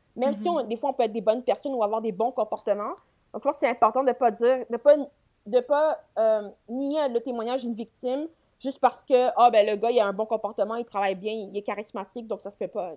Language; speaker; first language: French; native; French